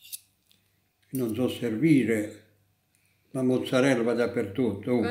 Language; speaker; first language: Italian; native; Italian